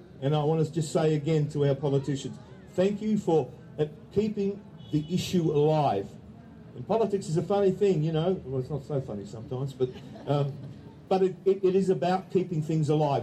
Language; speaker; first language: English; early bilingual, other home language; Ukrainian